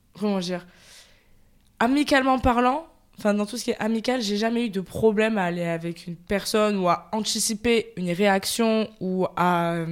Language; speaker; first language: French; native; French